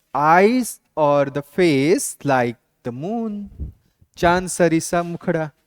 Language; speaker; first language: Hindi; non-native, local second language; Assamese